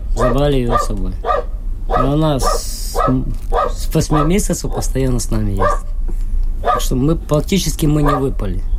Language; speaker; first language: Russian; non-native, local second language; Ukrainian